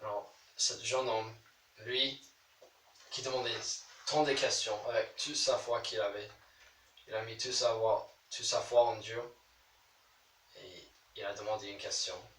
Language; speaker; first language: French; non-native, learner; English